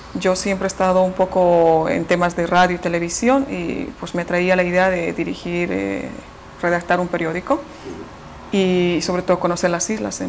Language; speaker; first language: Spanish; native; Spanish